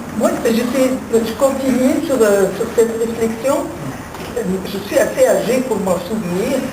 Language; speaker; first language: French; non-native, local second language; Arabic